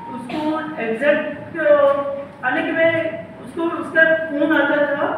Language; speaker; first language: Hindi; non-native, local second language; Marathi